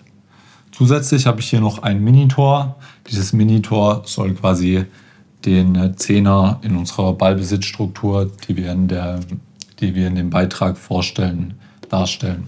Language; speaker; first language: German; native; German